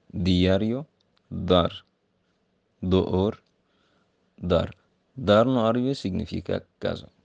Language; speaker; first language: Portuguese; non-native, learner; Arabic